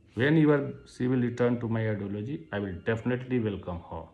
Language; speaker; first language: English; non-native, local second language; Hindi